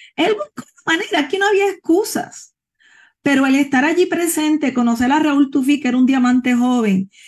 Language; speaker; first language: Spanish; native; Spanish